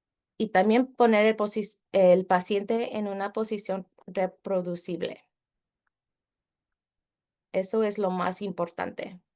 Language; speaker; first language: Spanish; early bilingual, heritage; Spanish